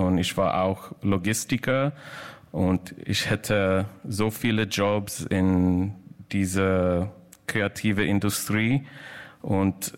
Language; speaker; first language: German; non-native, learner; English